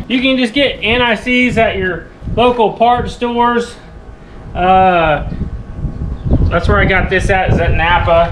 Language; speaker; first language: English; native; English